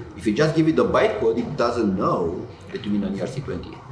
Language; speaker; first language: English; non-native, fluent; Romanian